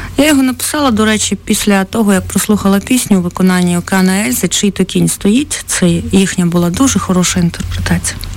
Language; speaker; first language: Ukrainian; native; Ukrainian